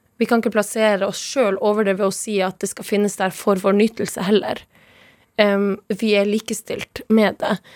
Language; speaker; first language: Norwegian; non-native, local second language; Northern Sami